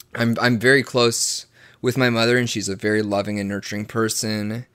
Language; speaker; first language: English; native; English